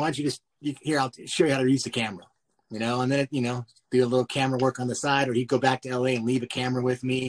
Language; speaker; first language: English; native; English